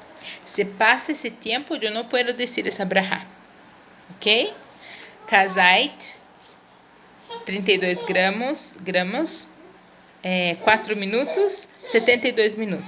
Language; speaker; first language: Spanish; non-native, fluent; Portuguese